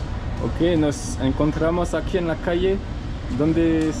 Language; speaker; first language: Spanish; non-native, learner; French